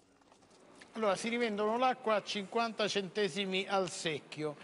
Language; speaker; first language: Italian; native; Italian